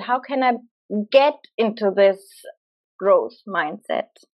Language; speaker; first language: English; non-native, fluent; German